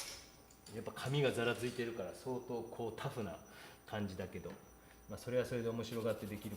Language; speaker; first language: Japanese; native; Japanese